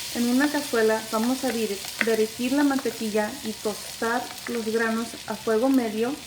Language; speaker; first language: Spanish; early bilingual, heritage; Spanish